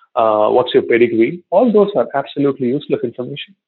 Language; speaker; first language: English; non-native, local second language; Tamil